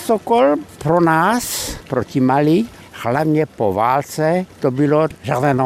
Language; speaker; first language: Czech; early bilingual, heritage; Czech